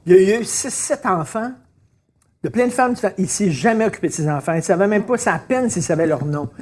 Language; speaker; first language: French; native; French